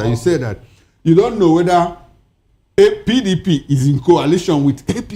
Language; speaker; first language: English; non-native, local second language; Igbo